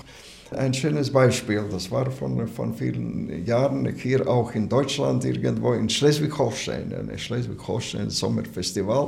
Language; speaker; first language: German; non-native, learner; Latvian